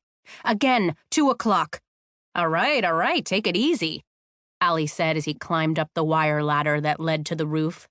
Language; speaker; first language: English; native; English